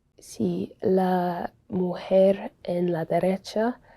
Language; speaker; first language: Spanish; non-native, learner; English